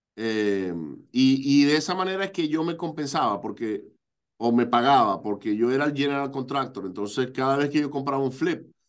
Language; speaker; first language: Spanish; native; Spanish